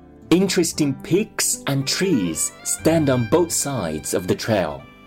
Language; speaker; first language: English; non-native, fluent; Chinese